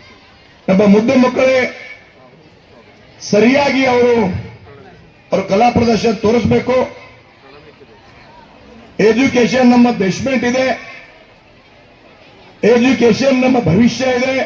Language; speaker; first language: Kannada; non-native, local second language; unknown